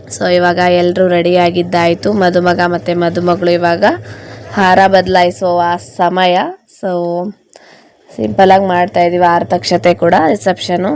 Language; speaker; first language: Kannada; non-native, local second language; Lambadi